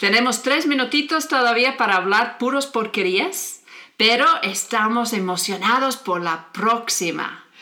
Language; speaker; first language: Spanish; non-native, learner; English